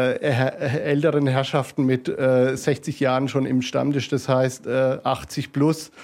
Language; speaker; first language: German; native; German